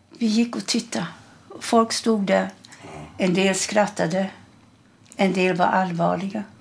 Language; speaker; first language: Swedish; early bilingual, other home language; German